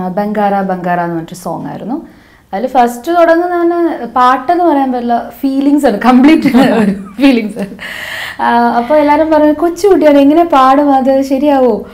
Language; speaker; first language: Malayalam; non-native, local second language; Hindi